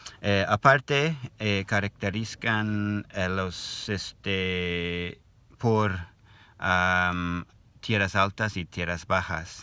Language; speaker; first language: Spanish; non-native, learner; English